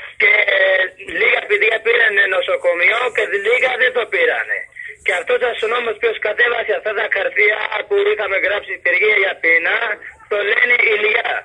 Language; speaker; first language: Greek; non-native, learner; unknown